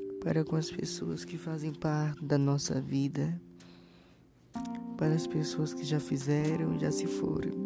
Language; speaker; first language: Portuguese; native; Portuguese